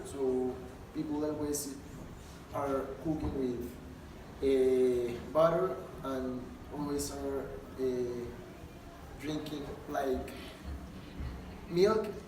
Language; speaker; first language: English; non-native, learner; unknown